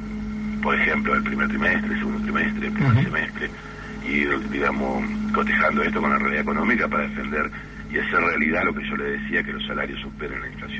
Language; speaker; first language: Spanish; native; Spanish